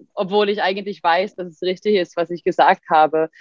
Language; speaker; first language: German; non-native, fluent; Swedish